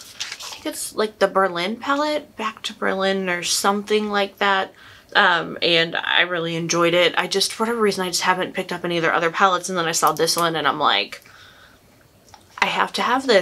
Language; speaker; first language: English; native; English